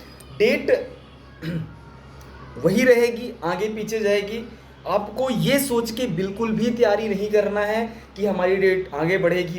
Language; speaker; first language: Hindi; native; Hindi